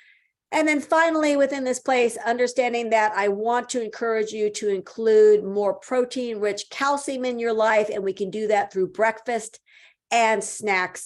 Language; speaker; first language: English; native; English